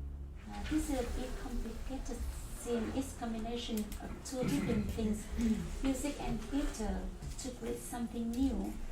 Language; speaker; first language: English; non-native, learner; Vietnamese